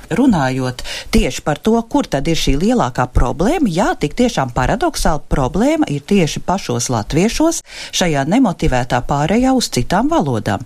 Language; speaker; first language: Latvian; native; Latvian